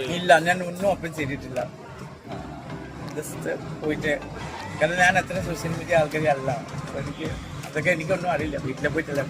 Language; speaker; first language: Malayalam; non-native, fluent; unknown